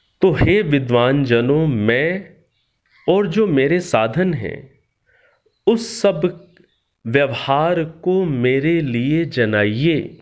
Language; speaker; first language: Hindi; native; Hindi